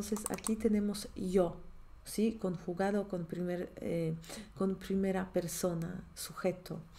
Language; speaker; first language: Spanish; non-native, fluent; Polish